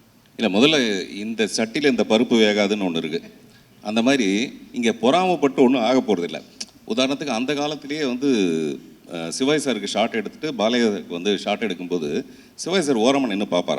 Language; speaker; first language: Tamil; native; Tamil